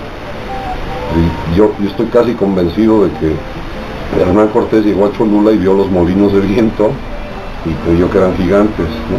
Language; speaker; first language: Spanish; native; Spanish